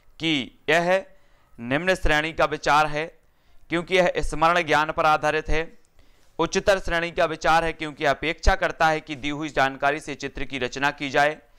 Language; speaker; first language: Hindi; native; Hindi